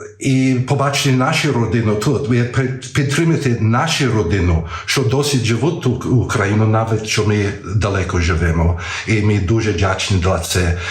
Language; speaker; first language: Ukrainian; early bilingual, heritage; Ukrainian